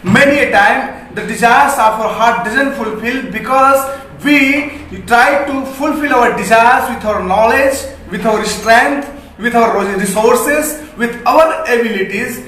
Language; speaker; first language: English; non-native, local second language; Hindi